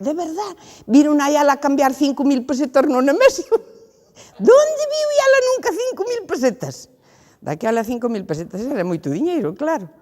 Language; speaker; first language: Galician; native; Galician